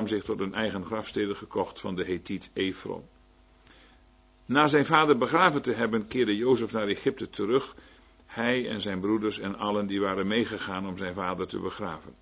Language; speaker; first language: Dutch; native; Dutch